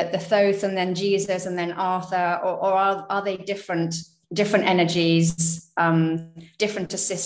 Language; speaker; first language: English; native; English